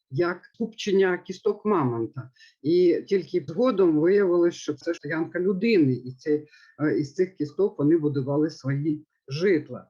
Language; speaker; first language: Ukrainian; native; Ukrainian